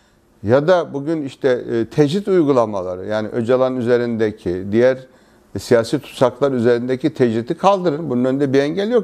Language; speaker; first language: Turkish; native; Turkish